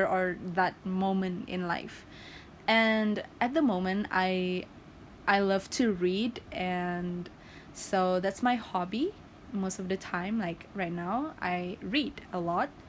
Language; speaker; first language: English; non-native, local second language; Malay